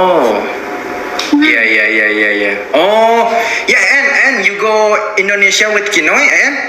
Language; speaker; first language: English; non-native, learner; Indonesian